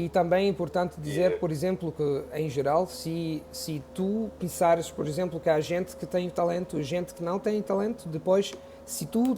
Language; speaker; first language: Portuguese; non-native, fluent; Italian